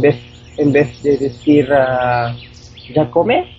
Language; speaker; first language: Spanish; non-native, fluent; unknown